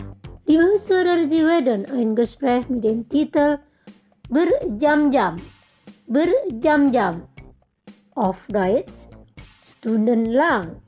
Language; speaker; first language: German; non-native, fluent; Indonesian